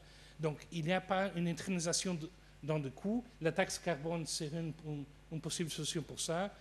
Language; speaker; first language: French; non-native, fluent; Portuguese